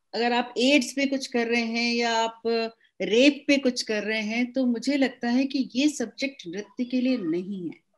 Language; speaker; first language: Hindi; native; Hindi